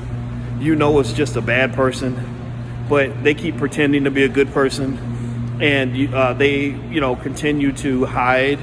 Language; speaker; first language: English; native; English